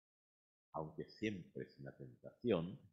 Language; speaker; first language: Spanish; native; Spanish